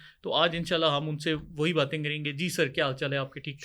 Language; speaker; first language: Urdu; native; Urdu